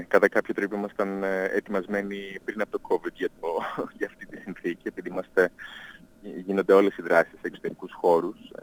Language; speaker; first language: Greek; non-native, fluent; English